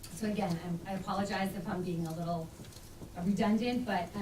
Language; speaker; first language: English; native; English